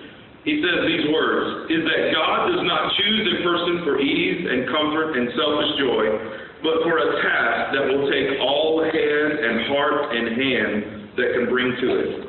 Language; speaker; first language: English; native; English